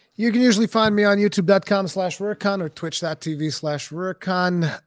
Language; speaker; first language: English; non-native, fluent; Portuguese